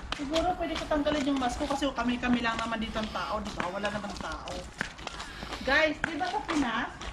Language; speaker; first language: Filipino; native; Filipino